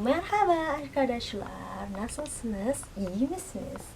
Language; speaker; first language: Turkish; non-native, fluent; Indonesian